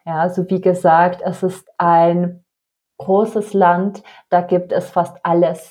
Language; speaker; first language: German; non-native, fluent; Czech